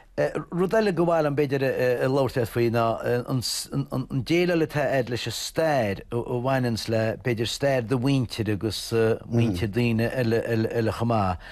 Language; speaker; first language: Irish; native; Irish